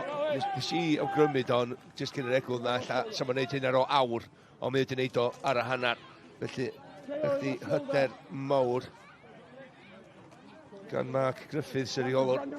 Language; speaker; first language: Welsh; native; Welsh